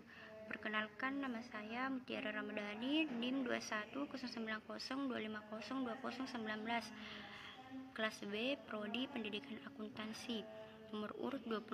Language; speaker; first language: Indonesian; native; Indonesian